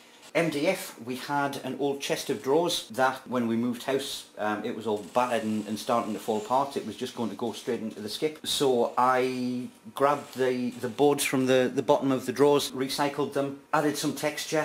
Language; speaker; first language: English; native; English